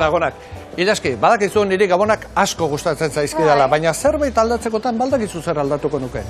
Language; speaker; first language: Basque; native; Basque